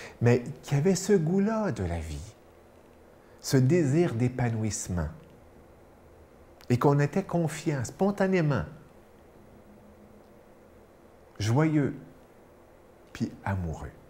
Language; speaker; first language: French; native; French